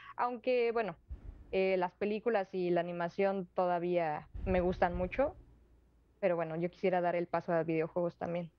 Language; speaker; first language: Spanish; native; Spanish